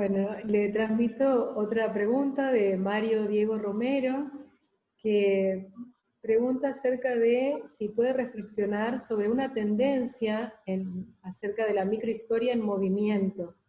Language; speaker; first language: Spanish; native; Spanish